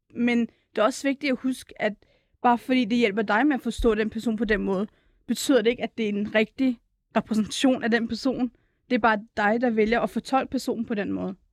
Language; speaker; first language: Danish; early bilingual, other home language; Turkish